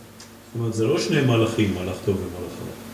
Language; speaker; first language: Hebrew; native; Hebrew